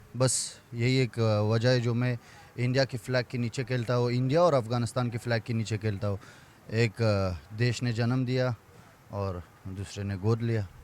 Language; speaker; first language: Hindi; non-native, fluent; Persian